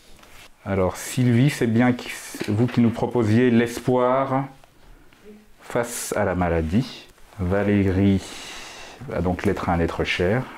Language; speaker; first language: French; native; French